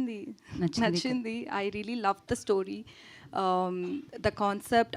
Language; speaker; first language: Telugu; non-native, learner; Tamil